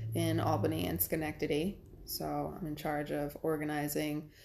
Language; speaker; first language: English; native; English